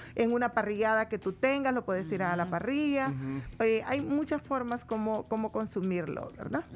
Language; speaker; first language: Spanish; native; Spanish